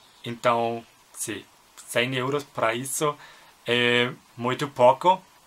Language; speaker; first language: Portuguese; non-native, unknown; German